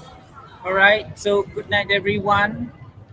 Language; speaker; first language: English; non-native, local second language; Malay